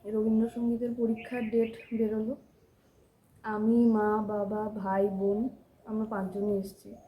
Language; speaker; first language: Bangla; native; Bangla